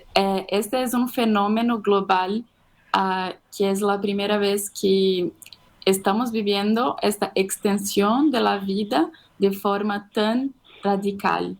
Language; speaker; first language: Spanish; non-native, fluent; Portuguese